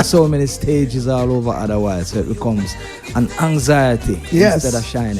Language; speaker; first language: English; native; English